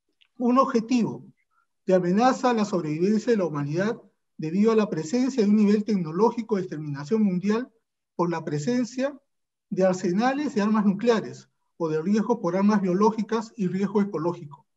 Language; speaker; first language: Spanish; native; Spanish